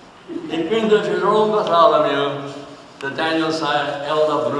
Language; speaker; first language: German; early bilingual, heritage; English